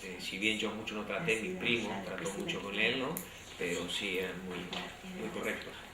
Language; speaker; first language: Spanish; early bilingual, other home language; Slovak